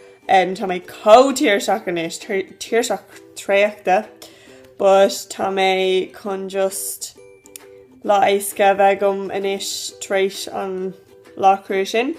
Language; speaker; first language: Irish; non-native, local second language; English